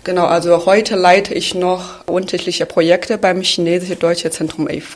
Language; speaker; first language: German; non-native, fluent; Chinese